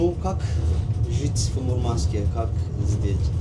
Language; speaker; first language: Russian; non-native, learner; Turkish